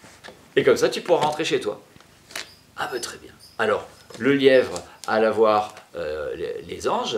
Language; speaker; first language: French; native; French